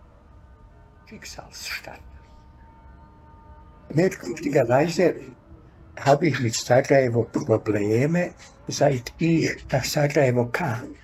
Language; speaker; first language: German; non-native, fluent; Bosnian